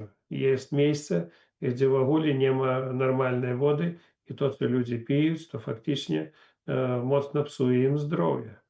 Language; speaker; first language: Polish; non-native, learner; Russian